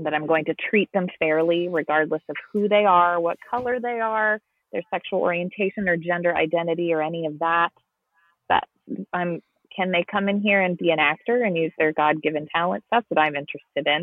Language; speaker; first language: English; native; English